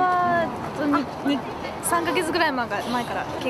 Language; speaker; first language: Japanese; non-native, learner; Korean